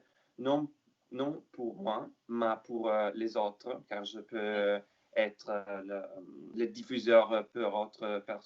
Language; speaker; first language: French; non-native, learner; Italian